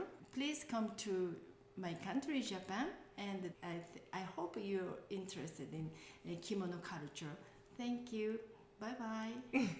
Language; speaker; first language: English; non-native, learner; Japanese